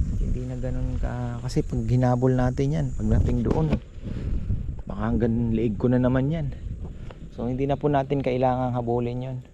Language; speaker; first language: Filipino; native; Filipino